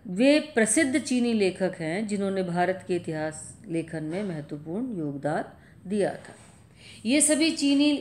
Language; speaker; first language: Hindi; native; Hindi